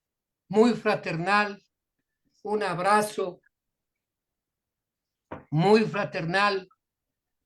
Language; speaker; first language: Spanish; native; Spanish